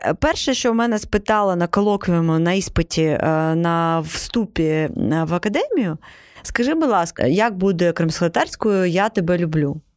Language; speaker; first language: Ukrainian; non-native, local second language; Crimean Tatar